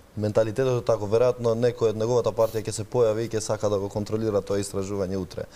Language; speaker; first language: Macedonian; non-native, local second language; Albanian